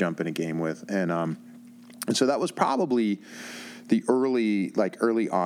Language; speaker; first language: English; native; English